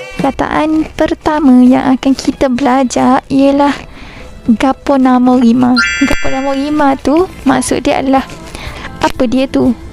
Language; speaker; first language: Malay; native; Malay